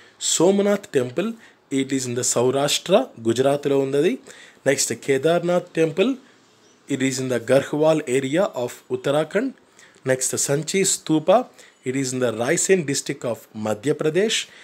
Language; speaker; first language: English; non-native, local second language; Telugu